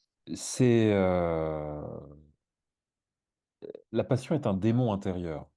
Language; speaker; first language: French; native; French